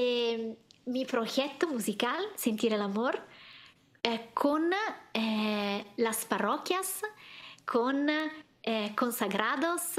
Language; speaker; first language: Spanish; non-native, learner; Italian